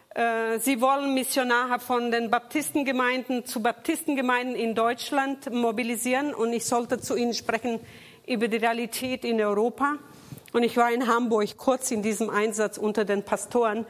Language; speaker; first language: German; non-native, fluent; Portuguese